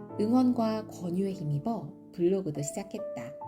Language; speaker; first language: Korean; native; Korean